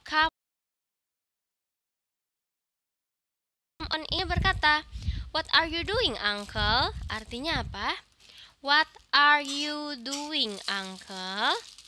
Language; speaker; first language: English; non-native, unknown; Indonesian